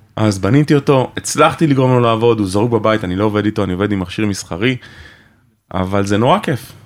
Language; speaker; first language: Hebrew; native; Hebrew